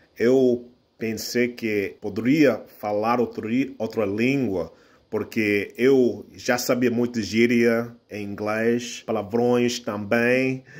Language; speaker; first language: Portuguese; non-native, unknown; English